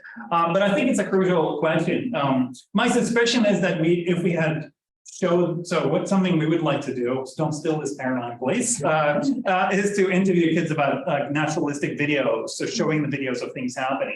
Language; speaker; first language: English; non-native, fluent; Norwegian